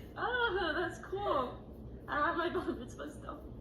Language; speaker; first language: English; native; English